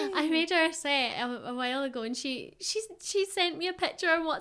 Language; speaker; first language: English; native; English